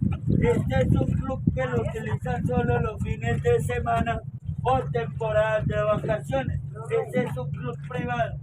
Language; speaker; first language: Spanish; native; Spanish